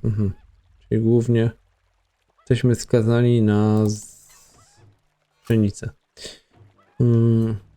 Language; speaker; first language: Polish; native; Polish